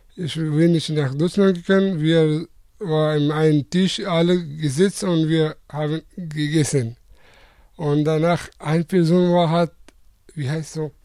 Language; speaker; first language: German; non-native, learner; Persian